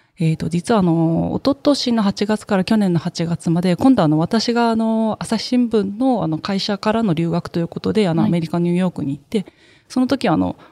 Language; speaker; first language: Japanese; native; Japanese